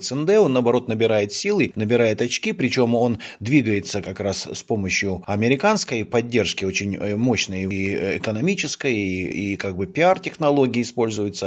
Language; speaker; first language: Russian; native; Russian